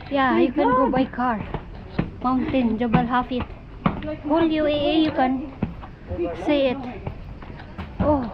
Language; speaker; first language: English; non-native, local second language; Filipino